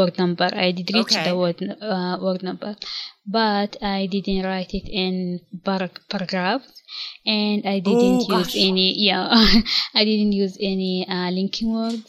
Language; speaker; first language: English; non-native, local second language; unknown